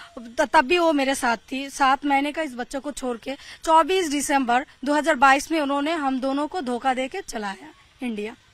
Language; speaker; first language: Hindi; non-native, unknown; Bangla